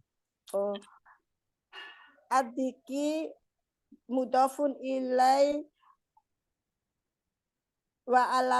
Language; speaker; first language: Arabic; non-native, learner; Indonesian